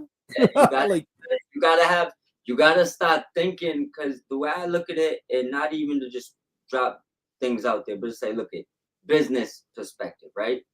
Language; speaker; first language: English; native; English